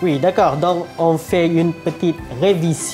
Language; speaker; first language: French; non-native, fluent; Malay